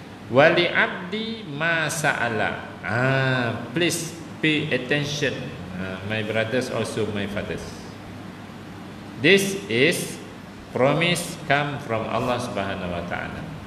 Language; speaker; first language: English; non-native, local second language; Malay